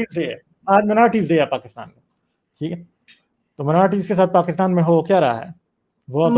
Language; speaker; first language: Urdu; native; Urdu